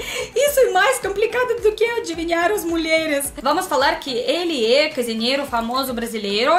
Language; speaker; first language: Portuguese; non-native, learner; Russian